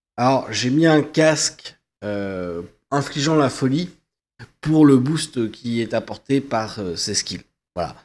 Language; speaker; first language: French; native; French